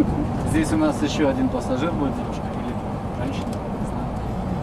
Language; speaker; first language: Russian; native; Russian